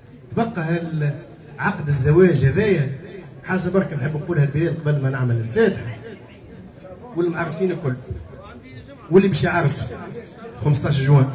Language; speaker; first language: Arabic; native; Arabic